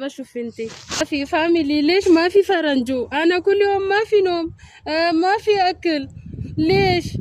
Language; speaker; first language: Arabic; non-native, learner; Amharic